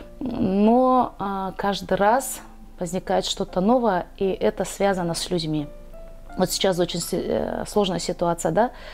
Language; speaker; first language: Russian; non-native, local second language; Karachay-Balkar